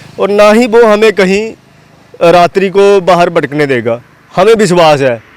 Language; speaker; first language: Hindi; non-native, local second language; Dogri